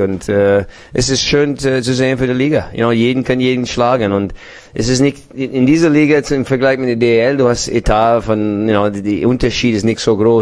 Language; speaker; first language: German; non-native, fluent; English